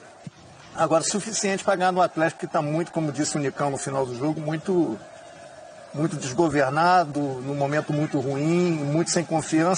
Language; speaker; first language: Portuguese; native; Portuguese